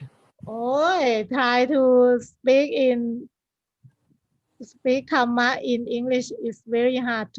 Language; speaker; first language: English; non-native, learner; Thai